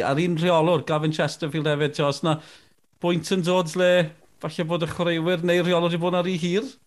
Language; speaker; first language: Welsh; native; Welsh